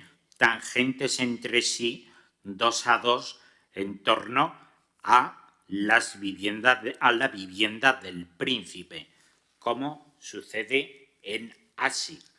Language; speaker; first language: Spanish; native; Spanish